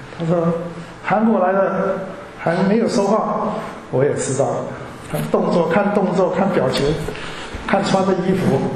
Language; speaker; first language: Chinese; early bilingual, heritage; Chinese